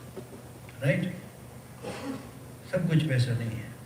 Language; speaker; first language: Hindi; early bilingual, other home language; Tibetan